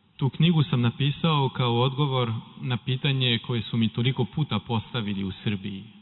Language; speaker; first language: Serbian; non-native, fluent; French